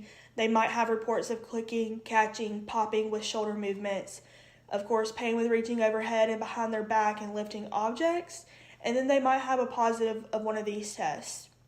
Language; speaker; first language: English; native; English